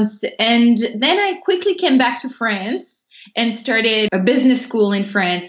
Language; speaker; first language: English; non-native, fluent; French